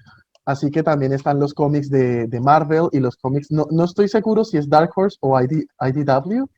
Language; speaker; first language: Spanish; native; Spanish